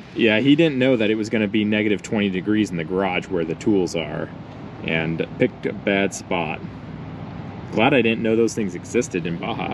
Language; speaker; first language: English; native; English